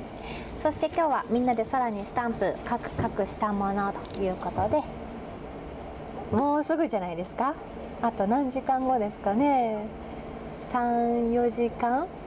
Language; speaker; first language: Japanese; native; Japanese